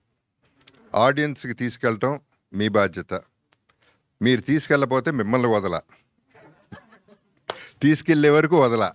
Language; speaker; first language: Telugu; native; Telugu